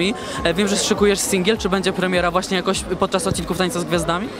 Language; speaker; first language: Polish; native; Polish